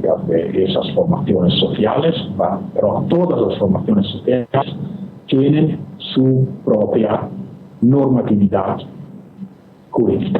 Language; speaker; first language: Spanish; non-native, fluent; Italian